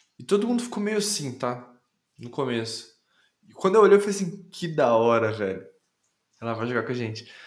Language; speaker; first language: Portuguese; native; Portuguese